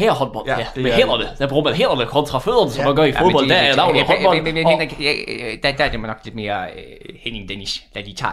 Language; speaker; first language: Danish; native; Danish